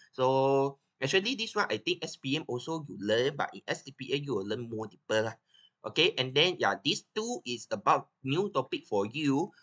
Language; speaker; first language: English; non-native, local second language; Chinese